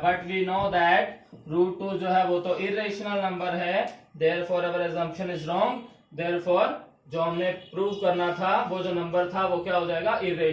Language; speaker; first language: Hindi; native; Hindi